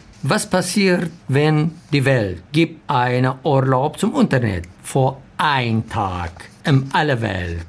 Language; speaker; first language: German; non-native, learner; Arabic